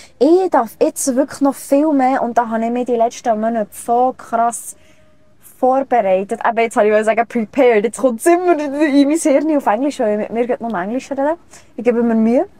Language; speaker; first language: German; native; German